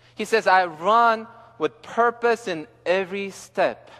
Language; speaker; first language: English; early bilingual, other home language; Korean